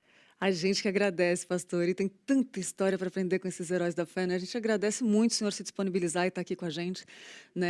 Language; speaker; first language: Portuguese; native; Portuguese